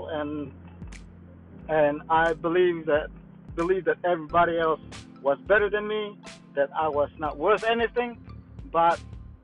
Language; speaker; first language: English; non-native, fluent; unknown